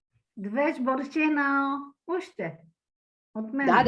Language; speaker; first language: Macedonian; early bilingual, heritage; Greek